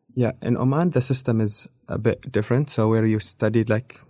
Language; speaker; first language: English; non-native, learner; Arabic